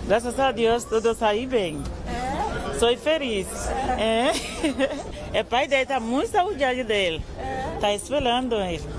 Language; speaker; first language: Portuguese; non-native, learner; Haitian Creole